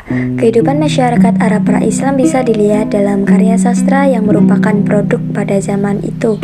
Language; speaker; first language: Indonesian; native; Indonesian